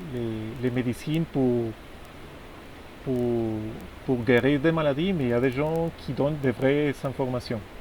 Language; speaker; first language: French; non-native, fluent; Spanish